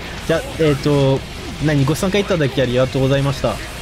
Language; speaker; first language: Japanese; non-native, fluent; French